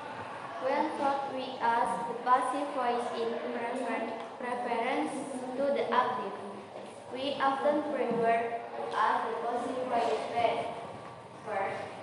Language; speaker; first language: English; non-native, learner; Indonesian